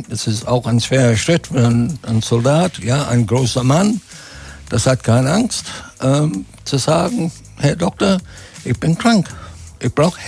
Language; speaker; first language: German; non-native, fluent; English